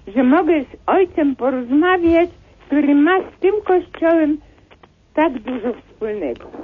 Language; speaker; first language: Polish; native; Polish